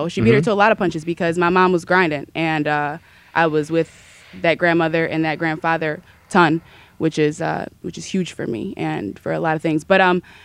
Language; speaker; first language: English; native; English